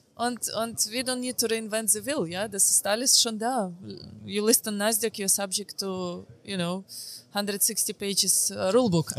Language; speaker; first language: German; non-native, fluent; Ukrainian